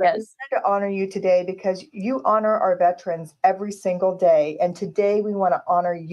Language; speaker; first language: English; native; English